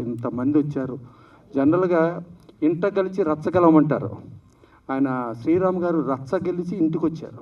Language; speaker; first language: Telugu; native; Telugu